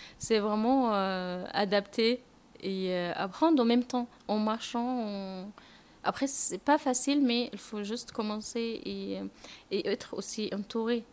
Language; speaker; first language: French; non-native, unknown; Arabic